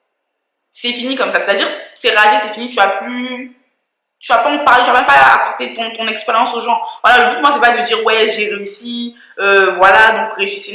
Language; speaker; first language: French; native; French